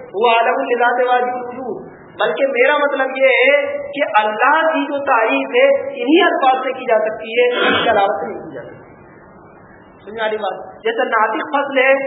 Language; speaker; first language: Urdu; native; Urdu